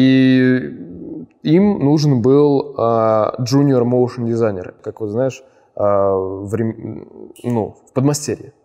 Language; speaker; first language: Russian; native; Russian